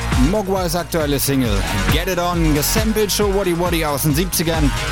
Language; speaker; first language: German; native; German